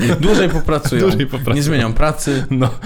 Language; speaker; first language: Polish; native; Polish